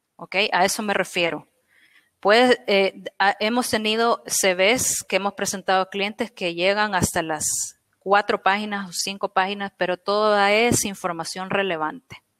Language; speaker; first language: Spanish; native; Spanish